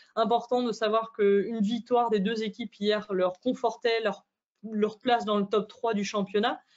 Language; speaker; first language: French; native; French